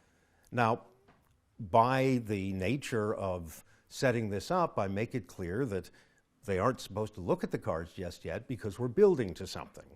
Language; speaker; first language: English; native; English